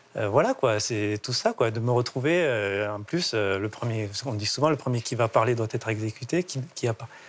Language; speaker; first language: French; native; French